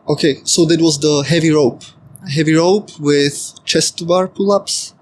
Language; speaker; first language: English; non-native, fluent; Slovak